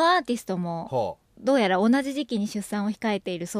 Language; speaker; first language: Japanese; native; Japanese